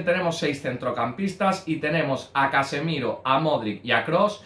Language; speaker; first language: Spanish; native; Spanish